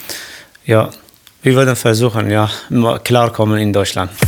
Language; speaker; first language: German; non-native, learner; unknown